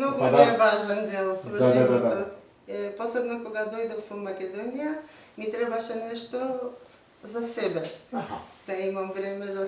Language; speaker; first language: Macedonian; non-native, fluent; Armenian